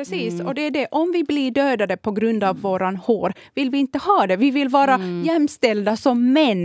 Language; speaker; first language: Swedish; non-native, fluent; Kurdish